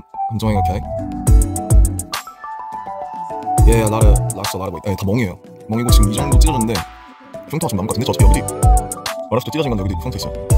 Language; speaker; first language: Korean; native; Korean